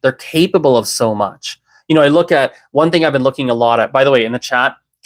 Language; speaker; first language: English; native; English